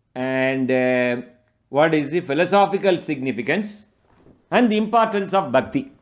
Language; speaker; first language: English; non-native, local second language; Tamil